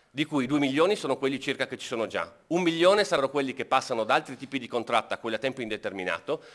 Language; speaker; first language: Italian; native; Italian